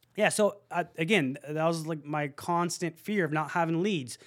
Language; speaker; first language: English; native; English